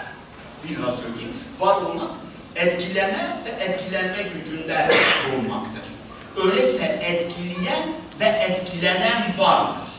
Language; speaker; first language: Turkish; native; Turkish